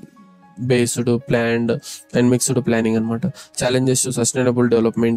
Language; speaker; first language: Telugu; native; Telugu